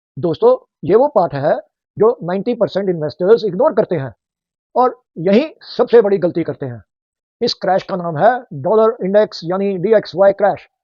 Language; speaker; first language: Hindi; native; Hindi